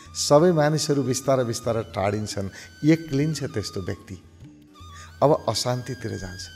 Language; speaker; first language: Nepali; native; Nepali